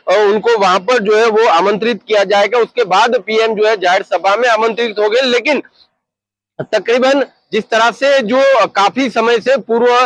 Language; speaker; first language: Hindi; non-native, local second language; Gujarati